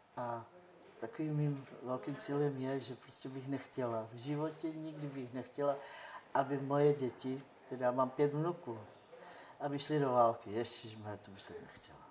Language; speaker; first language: Czech; non-native, local second language; Romany